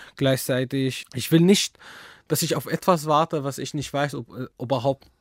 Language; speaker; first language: German; non-native, fluent; Arabic